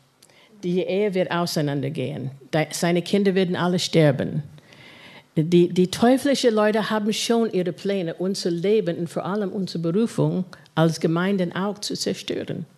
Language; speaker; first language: German; non-native, fluent; English